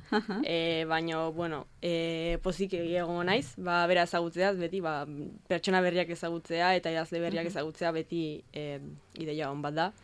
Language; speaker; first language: Basque; non-native, local second language; Spanish